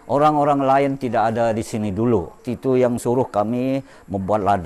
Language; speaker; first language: Indonesian; non-native, local second language; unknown